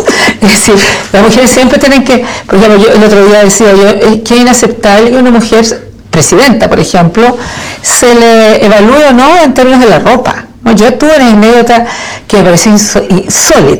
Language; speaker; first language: Spanish; native; Spanish